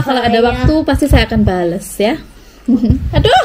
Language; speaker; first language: Indonesian; non-native, local second language; Javanese